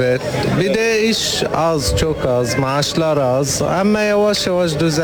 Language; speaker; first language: Turkish; non-native, learner; Arabic